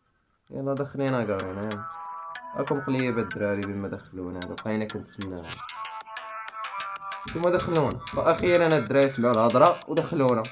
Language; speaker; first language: Arabic; native; Arabic